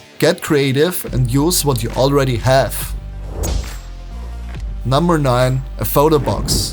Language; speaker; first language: English; non-native, fluent; German